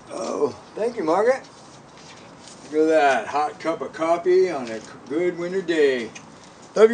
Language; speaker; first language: English; native; English